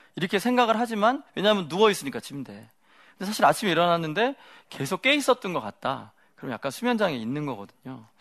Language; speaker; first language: Korean; native; Korean